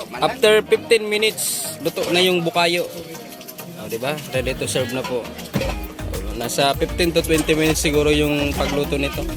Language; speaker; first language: Filipino; non-native, local second language; Bikol